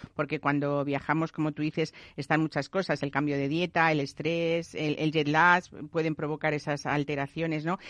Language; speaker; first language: Spanish; native; Spanish